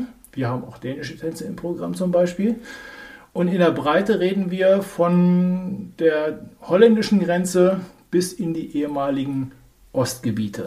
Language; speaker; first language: German; native; German